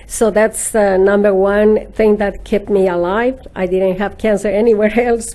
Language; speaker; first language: English; non-native, fluent; Spanish